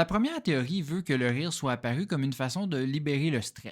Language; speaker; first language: French; native; French